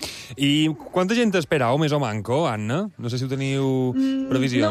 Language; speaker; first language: Catalan; native; Catalan